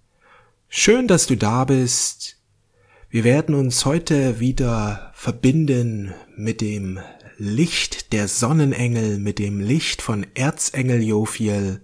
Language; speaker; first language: German; native; German